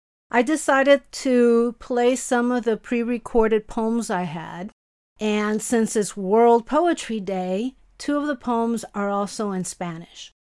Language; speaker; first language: English; early bilingual, other home language; Spanish